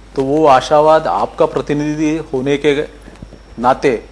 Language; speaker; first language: Hindi; non-native, local second language; Marathi